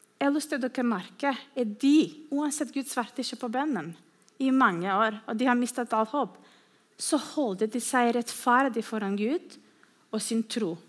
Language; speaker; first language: Norwegian; non-native, fluent; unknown